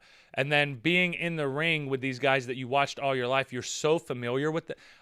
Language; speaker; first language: English; native; English